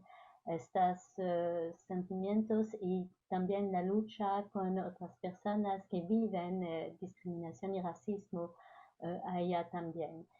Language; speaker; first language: Spanish; non-native, learner; French